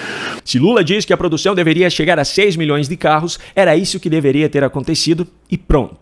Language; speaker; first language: Portuguese; native; Portuguese